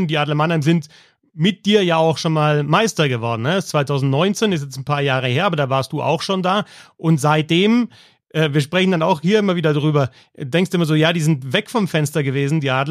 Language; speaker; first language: German; native; German